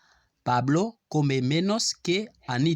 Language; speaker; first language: Spanish; non-native, learner; Haitian Creole